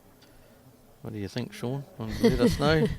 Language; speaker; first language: English; native; English